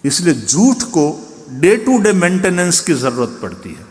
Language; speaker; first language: Hindi; non-native, local second language; Gujarati